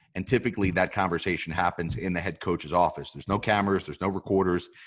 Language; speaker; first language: English; native; English